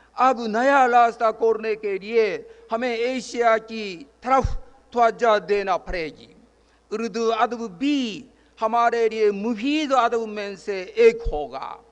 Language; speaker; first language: Urdu; non-native, fluent; Japanese